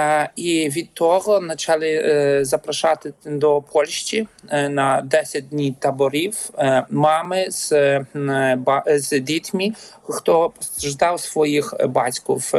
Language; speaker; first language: Ukrainian; non-native, learner; Polish